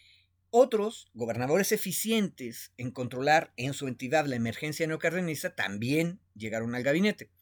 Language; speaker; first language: Spanish; native; Spanish